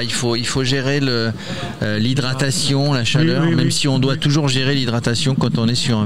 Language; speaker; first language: French; native; French